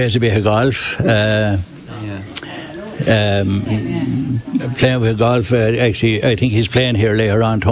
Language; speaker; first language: English; native; English